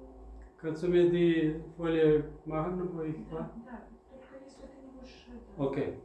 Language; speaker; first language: German; non-native, fluent; Russian